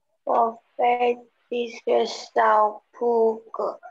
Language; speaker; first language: Chinese; non-native, learner; Indonesian